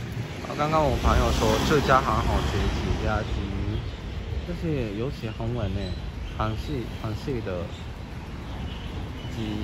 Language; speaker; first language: Chinese; non-native, fluent; Japanese